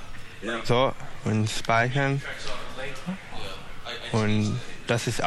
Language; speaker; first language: German; non-native, learner; English